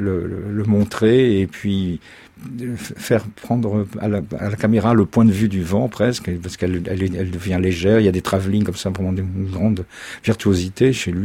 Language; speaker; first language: French; native; French